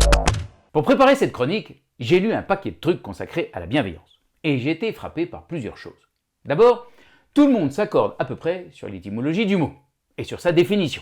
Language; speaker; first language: French; native; French